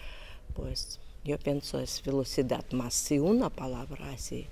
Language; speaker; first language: Spanish; non-native, learner; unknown